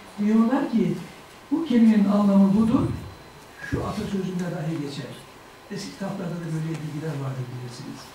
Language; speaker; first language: Turkish; native; Turkish